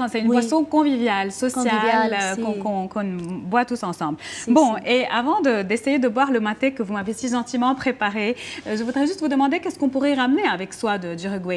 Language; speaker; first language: French; non-native, local second language; Arabic